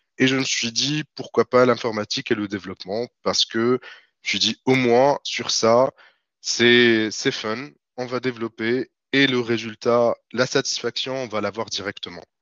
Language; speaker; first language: French; non-native, local second language; Arabic